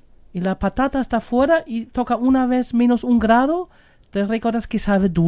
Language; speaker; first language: Spanish; non-native, fluent; German